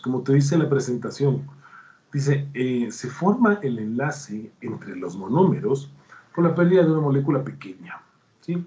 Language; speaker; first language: Spanish; native; Spanish